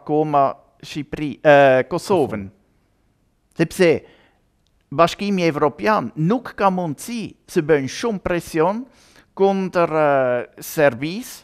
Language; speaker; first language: Albanian; non-native, learner; German